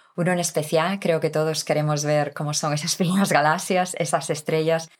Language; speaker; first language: Spanish; native; Spanish